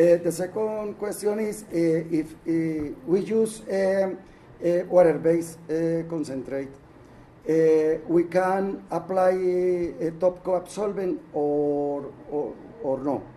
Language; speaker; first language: English; non-native, learner; Spanish